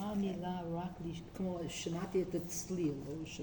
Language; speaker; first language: Hebrew; non-native, learner; English